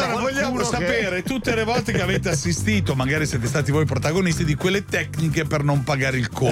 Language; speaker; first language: Italian; native; Italian